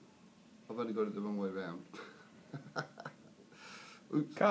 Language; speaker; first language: English; native; English